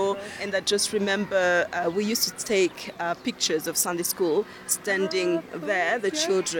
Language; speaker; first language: English; non-native, local second language; Kinyarwanda